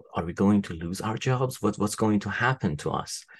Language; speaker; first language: English; non-native, fluent; Persian